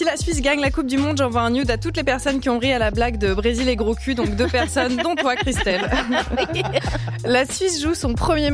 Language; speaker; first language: French; native; French